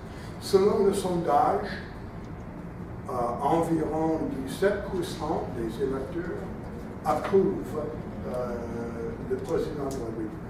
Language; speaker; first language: French; non-native, fluent; English